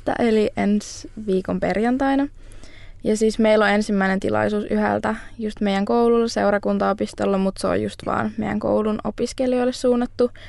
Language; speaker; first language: Finnish; native; Finnish